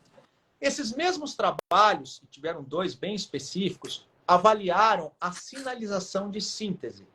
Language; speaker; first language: Portuguese; native; Portuguese